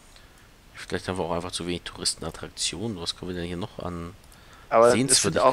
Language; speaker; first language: German; native; German